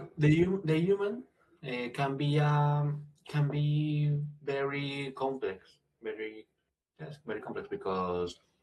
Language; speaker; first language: English; non-native, learner; Spanish